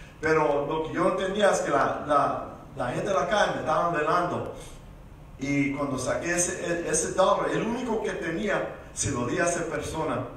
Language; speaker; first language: Spanish; early bilingual, heritage; Spanish